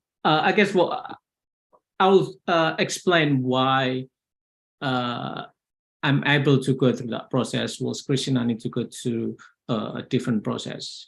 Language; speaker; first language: English; non-native, fluent; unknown